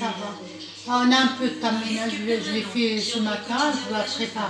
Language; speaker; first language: French; non-native, fluent; Arabic